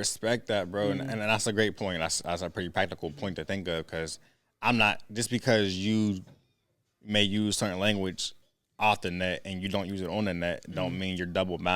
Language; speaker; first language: English; native; English